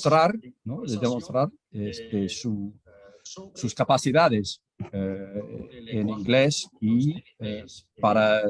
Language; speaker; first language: Spanish; non-native, fluent; English